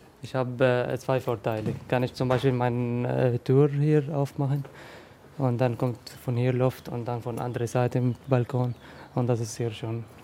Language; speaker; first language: German; non-native, learner; Arabic